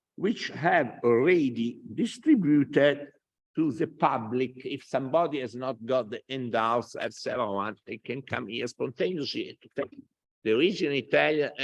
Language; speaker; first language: English; non-native, fluent; Italian